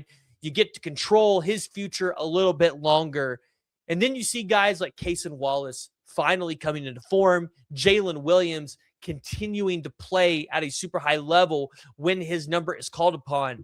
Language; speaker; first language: English; native; English